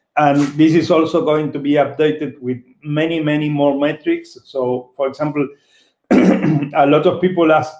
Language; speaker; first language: English; non-native, fluent; Spanish